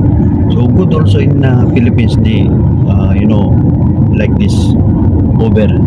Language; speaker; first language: English; non-native, learner; Filipino